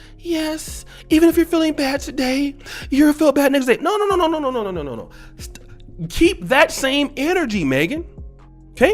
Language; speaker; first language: English; native; English